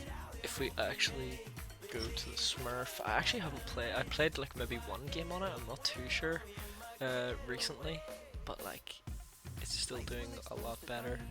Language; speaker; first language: English; native; English